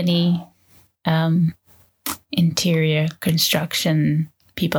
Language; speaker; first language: English; native; English